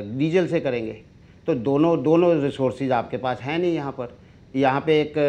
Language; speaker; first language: Hindi; native; Hindi